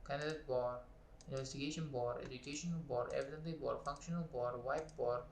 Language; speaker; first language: English; non-native, learner; Uzbek